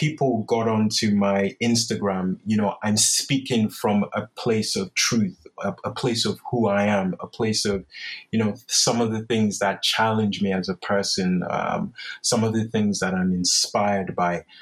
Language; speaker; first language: English; non-native, local second language; Yoruba